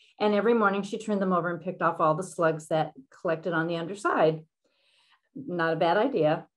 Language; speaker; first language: English; native; English